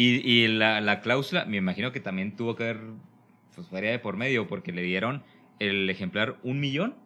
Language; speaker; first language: Spanish; native; Spanish